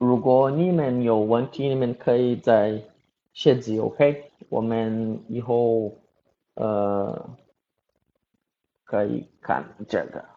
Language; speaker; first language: Chinese; non-native, learner; Portuguese